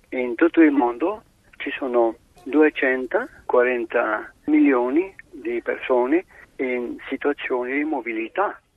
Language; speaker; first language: Italian; non-native, learner; Spanish